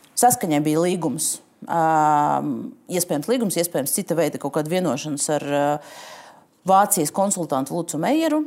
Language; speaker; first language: Latvian; non-native, local second language; Russian